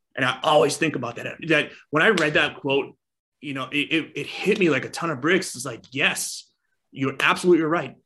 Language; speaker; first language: English; native; English